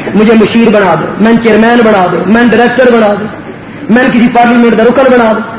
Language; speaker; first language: Urdu; non-native, local second language; Punjabi